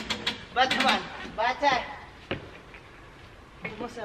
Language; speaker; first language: German; non-native, learner; Filipino